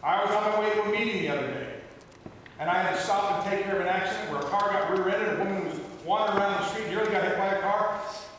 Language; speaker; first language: English; native; English